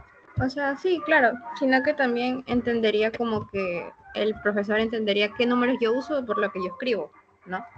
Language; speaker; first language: Spanish; native; Spanish